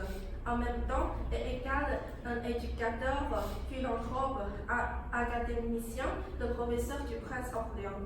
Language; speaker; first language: French; non-native, learner; Chinese